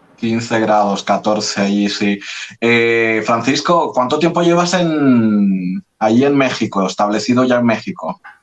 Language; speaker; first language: Spanish; native; Spanish